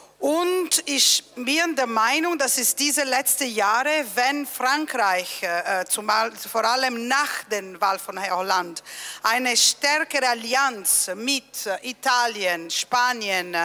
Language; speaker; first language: German; non-native, fluent; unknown